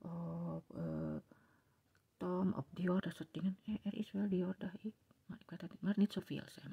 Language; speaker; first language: Dutch; non-native, learner; Indonesian